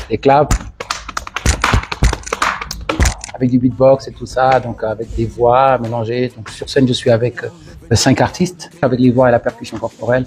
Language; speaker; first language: French; non-native, local second language; Wolof